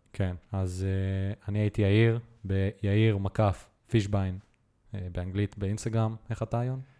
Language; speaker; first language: Hebrew; native; Hebrew